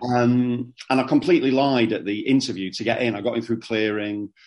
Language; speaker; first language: English; native; English